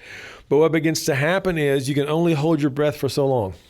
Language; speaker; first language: English; native; English